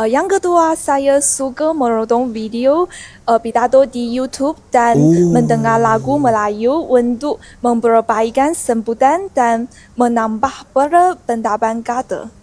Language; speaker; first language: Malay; non-native, fluent; Chinese